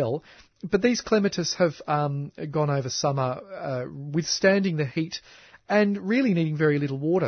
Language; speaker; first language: English; native; English